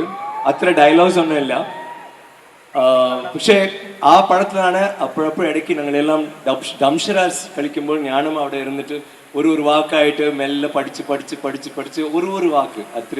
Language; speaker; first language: Malayalam; non-native, learner; Tamil